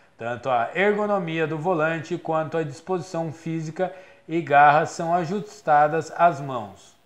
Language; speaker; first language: Portuguese; native; Portuguese